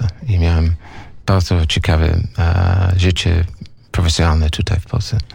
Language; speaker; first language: Polish; non-native, fluent; English